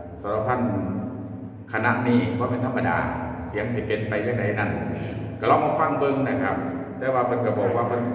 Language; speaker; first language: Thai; non-native, local second language; Northeastern Thai